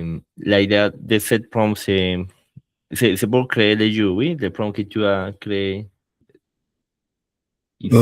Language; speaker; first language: French; non-native, learner; Spanish